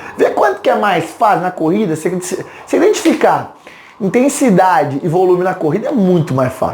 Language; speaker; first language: Portuguese; native; Portuguese